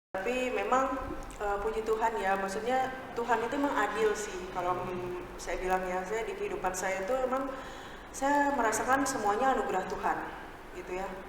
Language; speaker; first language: Indonesian; native; Indonesian